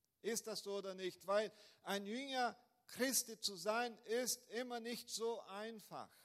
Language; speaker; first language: German; non-native, fluent; Portuguese